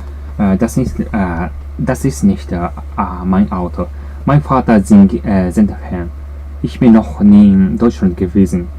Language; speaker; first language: German; non-native, learner; Japanese